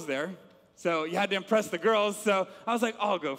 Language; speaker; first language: English; native; English